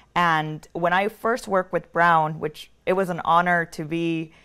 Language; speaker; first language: English; early bilingual, other home language; Spanish